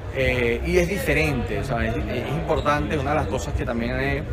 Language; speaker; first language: Spanish; native; Spanish